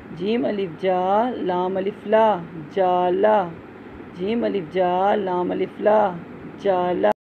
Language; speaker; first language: Urdu; non-native, local second language; Punjabi